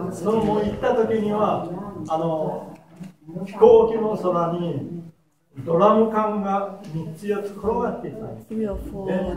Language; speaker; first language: Japanese; native; Japanese